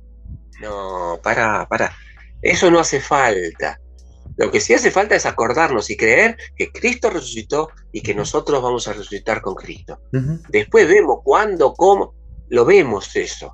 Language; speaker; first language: Spanish; native; Spanish